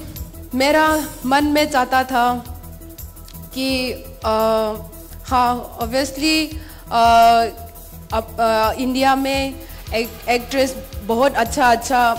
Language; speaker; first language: Hindi; non-native, local second language; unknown